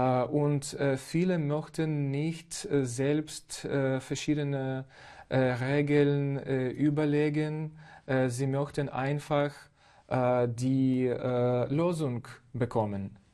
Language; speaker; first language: German; non-native, fluent; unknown